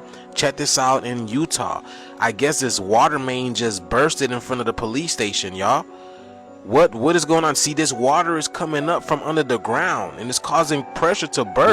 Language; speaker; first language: English; native; English